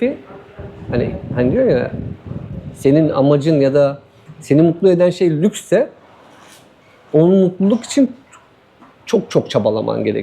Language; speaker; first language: Turkish; native; Turkish